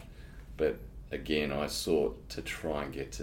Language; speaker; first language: English; native; English